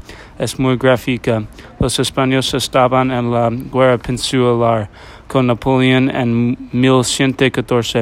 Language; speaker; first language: Spanish; non-native, learner; English